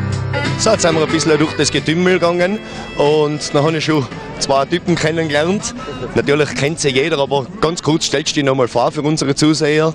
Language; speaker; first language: German; native; German